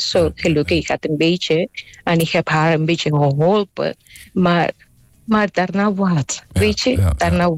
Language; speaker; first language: Dutch; non-native, fluent; Spanish